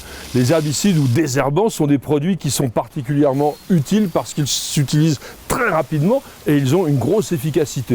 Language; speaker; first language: French; native; French